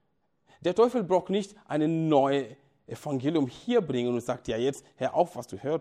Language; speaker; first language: German; non-native, fluent; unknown